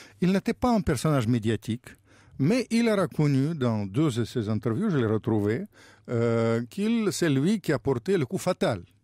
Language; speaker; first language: French; non-native, fluent; Russian